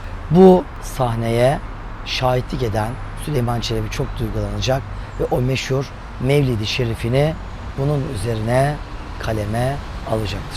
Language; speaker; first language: Turkish; native; Turkish